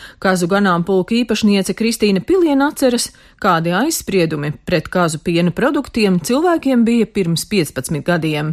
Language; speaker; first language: Latvian; native; Latvian